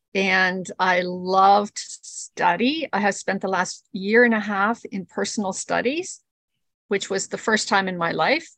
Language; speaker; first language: English; early bilingual, other home language; Spanish